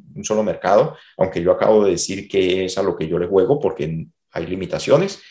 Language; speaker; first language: Spanish; native; Spanish